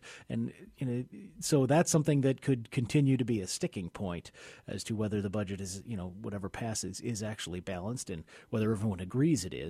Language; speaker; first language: English; native; English